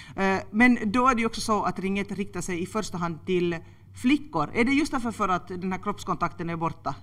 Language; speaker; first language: Swedish; native; Swedish